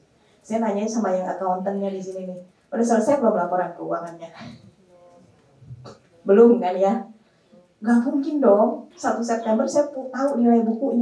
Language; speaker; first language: Indonesian; native; Indonesian